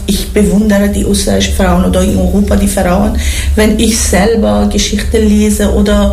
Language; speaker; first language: German; non-native, learner; Persian